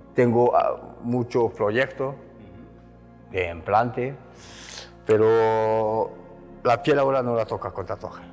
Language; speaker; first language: Spanish; non-native, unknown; French